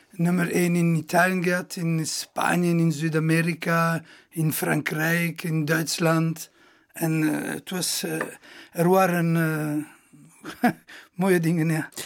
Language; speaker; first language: Dutch; non-native, local second language; Italian